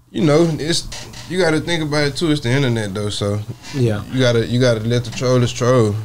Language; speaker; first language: English; native; English